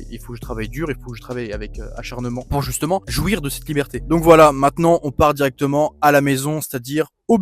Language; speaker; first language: French; native; French